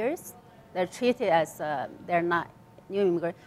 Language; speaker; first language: English; non-native, learner; Chinese